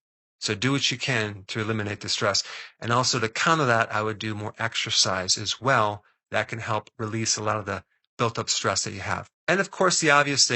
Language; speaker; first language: English; native; English